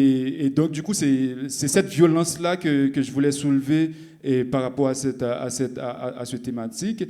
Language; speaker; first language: French; non-native, local second language; Haitian Creole